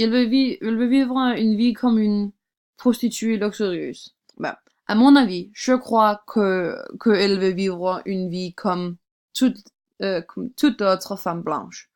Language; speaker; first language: French; non-native, learner; English